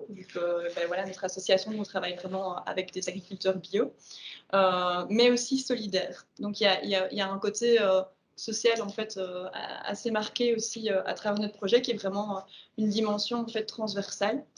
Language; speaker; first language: French; native; French